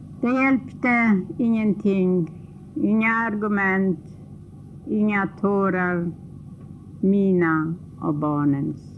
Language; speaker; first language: Swedish; non-native, fluent; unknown